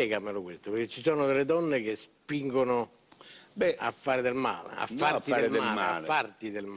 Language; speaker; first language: Italian; native; Italian